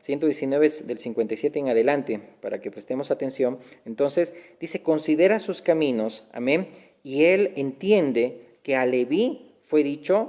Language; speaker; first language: Spanish; native; Spanish